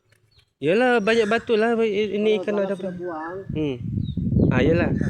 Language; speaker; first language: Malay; non-native, local second language; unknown